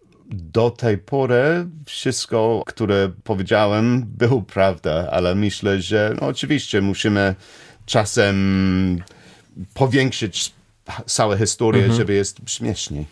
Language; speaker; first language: Polish; non-native, learner; English